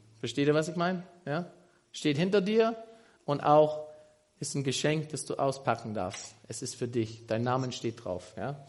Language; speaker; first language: German; non-native, fluent; English